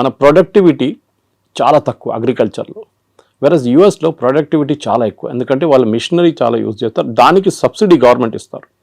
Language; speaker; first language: Telugu; non-native, local second language; Malayalam